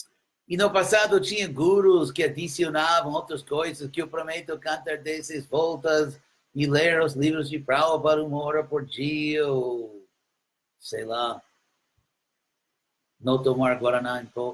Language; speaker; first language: Portuguese; non-native, fluent; English